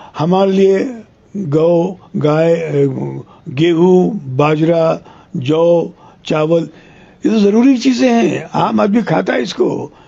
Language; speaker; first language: Hindi; non-native, local second language; Telugu